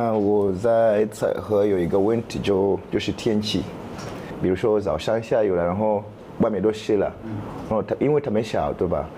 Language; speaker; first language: Chinese; non-native, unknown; English